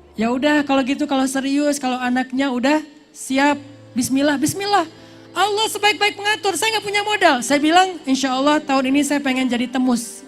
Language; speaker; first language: Indonesian; native; Indonesian